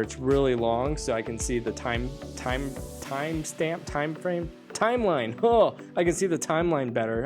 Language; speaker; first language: English; native; English